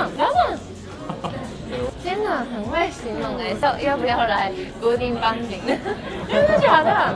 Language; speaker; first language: Chinese; non-native, fluent; Japanese